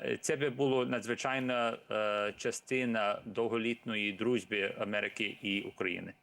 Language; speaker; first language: Ukrainian; early bilingual, heritage; Ukrainian